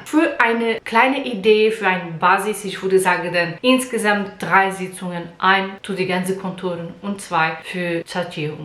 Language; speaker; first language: German; non-native, learner; Portuguese